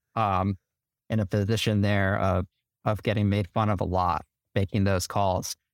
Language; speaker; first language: English; native; English